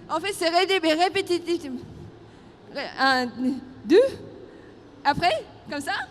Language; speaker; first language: French; non-native, fluent; Japanese